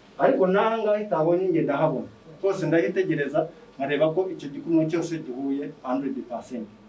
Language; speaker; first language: Kinyarwanda; native; Kinyarwanda